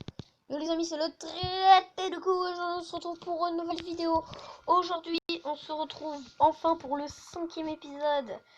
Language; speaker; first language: French; native; French